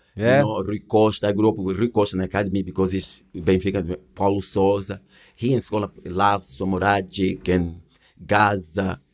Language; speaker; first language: English; non-native, learner; Portuguese